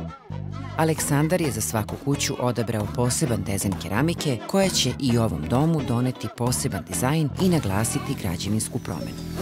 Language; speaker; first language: Serbian; native; Serbian